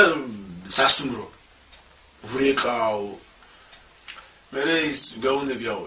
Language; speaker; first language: Georgian; non-native, learner; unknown